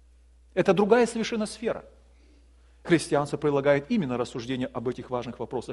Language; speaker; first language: Russian; native; Russian